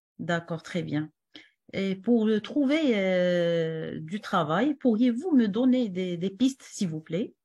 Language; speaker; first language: French; non-native, local second language; Arabic